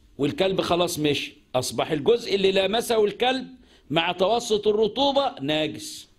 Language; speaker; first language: Arabic; native; Arabic